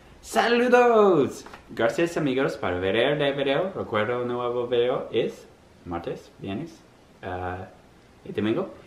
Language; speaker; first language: Spanish; non-native, learner; English